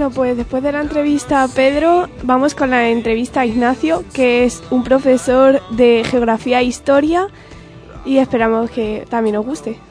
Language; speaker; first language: Spanish; native; Spanish